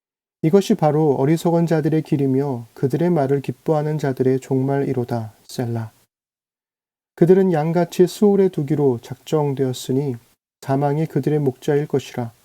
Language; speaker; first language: Korean; native; Korean